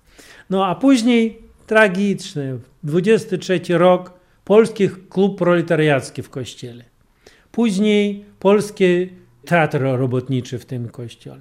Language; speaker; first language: Polish; non-native, fluent; Russian